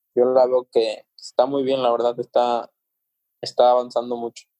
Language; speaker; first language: Spanish; native; Spanish